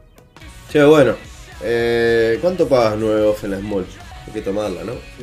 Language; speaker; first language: Spanish; native; Spanish